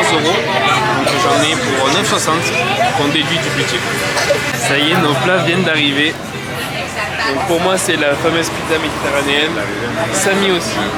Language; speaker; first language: French; native; French